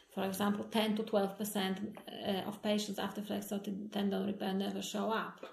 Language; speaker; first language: English; non-native, fluent; Polish